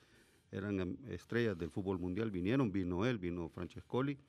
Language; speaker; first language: Spanish; native; Spanish